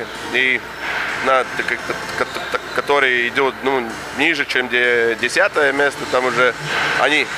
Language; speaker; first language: Russian; non-native, fluent; Latvian